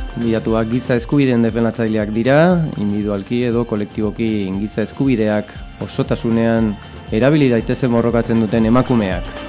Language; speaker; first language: Basque; non-native, local second language; Spanish